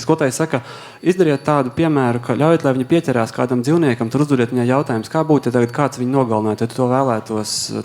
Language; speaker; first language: Latvian; native; Latvian